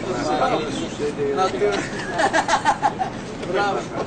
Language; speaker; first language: Italian; non-native, learner; Portuguese